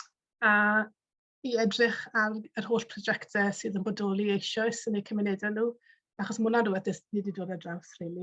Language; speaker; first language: Welsh; native; Welsh